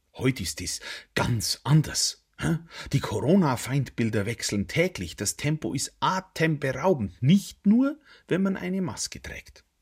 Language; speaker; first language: German; native; German